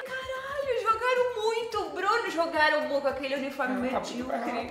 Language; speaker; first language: Portuguese; native; Portuguese